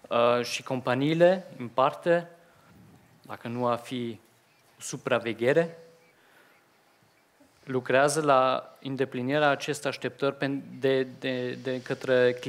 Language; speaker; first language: Romanian; non-native, fluent; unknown